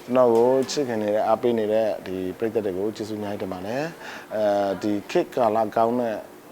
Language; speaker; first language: Burmese; native; Burmese